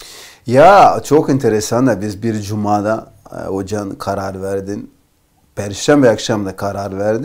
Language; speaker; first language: Turkish; non-native, learner; Portuguese